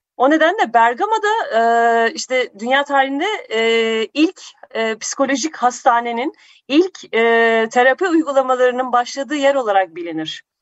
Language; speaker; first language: Turkish; native; Turkish